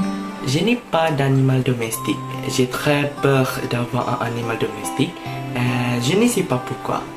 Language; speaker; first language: French; non-native, learner; Malay